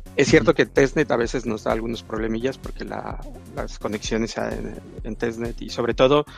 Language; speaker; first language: Spanish; native; Spanish